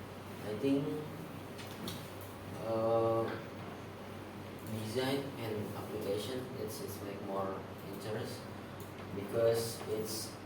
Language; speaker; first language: English; non-native, learner; Indonesian